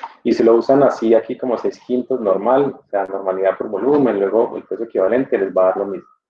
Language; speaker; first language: Spanish; native; Spanish